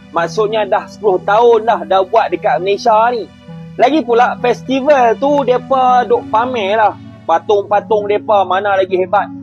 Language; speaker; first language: Malay; native; Malay